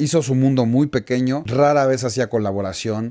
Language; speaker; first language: Spanish; native; Spanish